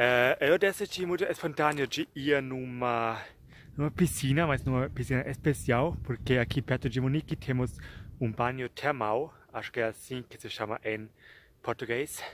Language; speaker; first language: Portuguese; non-native, fluent; German